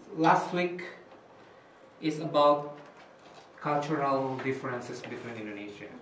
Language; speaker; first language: English; non-native, fluent; Indonesian